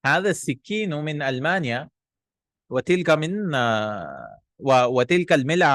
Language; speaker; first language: Arabic; non-native, fluent; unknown